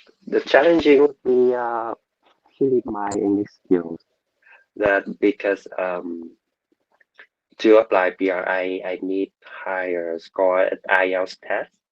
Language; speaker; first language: English; non-native, learner; Vietnamese